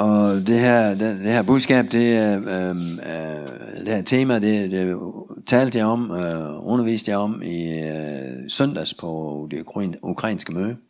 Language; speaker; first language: Danish; non-native, fluent; Russian